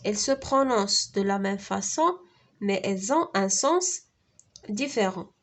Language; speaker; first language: French; non-native, local second language; Arabic